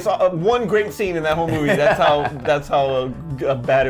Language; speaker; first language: English; native; English